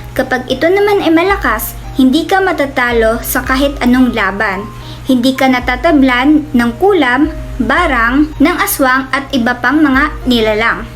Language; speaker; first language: Filipino; non-native, local second language; Cebuano